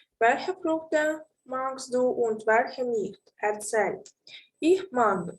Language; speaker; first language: German; non-native, fluent; Ukrainian